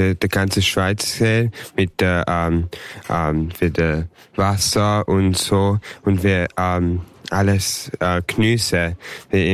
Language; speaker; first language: German; early bilingual, heritage; English